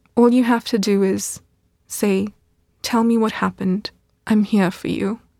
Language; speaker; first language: English; native; English